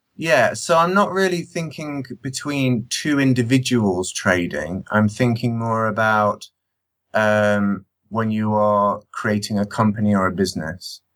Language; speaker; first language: English; native; English